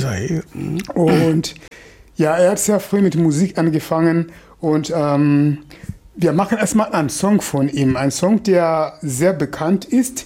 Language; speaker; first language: German; non-native, fluent; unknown